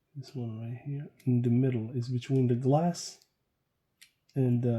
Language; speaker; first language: English; non-native, fluent; Arabic